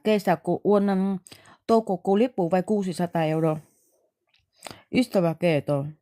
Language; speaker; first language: Finnish; non-native, learner; Vietnamese